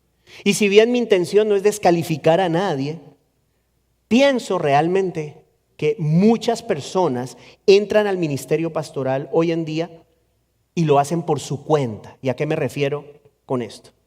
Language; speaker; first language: Spanish; native; Spanish